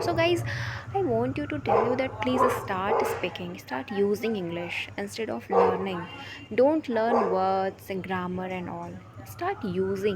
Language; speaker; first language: English; non-native, local second language; Hindi